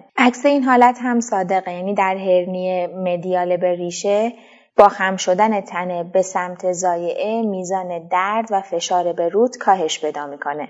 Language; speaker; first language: Persian; native; Persian